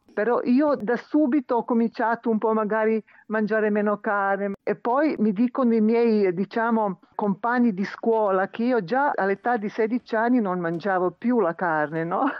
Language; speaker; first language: Italian; non-native, fluent; Serbian